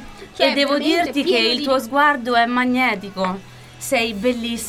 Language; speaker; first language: Italian; native; Italian